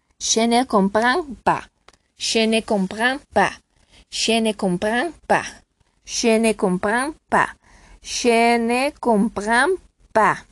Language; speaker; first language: French; non-native, learner; Spanish